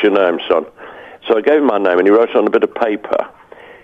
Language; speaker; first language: English; native; English